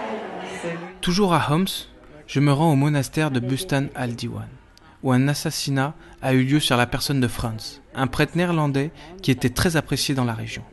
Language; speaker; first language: French; native; French